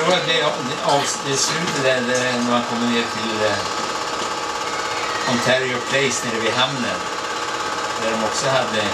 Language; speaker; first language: Swedish; native; Swedish